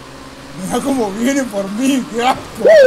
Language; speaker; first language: Spanish; native; Spanish